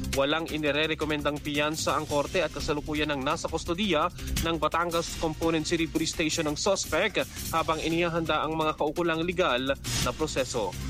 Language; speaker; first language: Filipino; native; Filipino